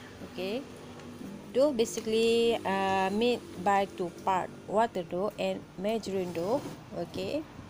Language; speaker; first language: English; non-native, local second language; Malay